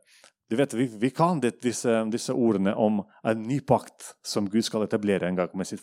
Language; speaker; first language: Norwegian; non-native, fluent; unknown